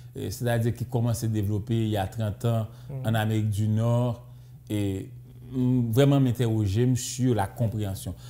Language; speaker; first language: French; native; French